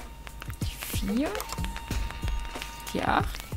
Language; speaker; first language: German; native; German